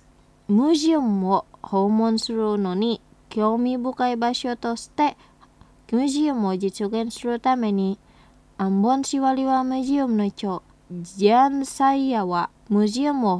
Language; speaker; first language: Japanese; non-native, fluent; Indonesian